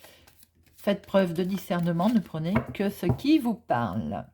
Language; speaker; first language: French; native; French